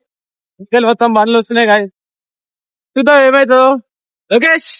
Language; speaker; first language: Telugu; native; Telugu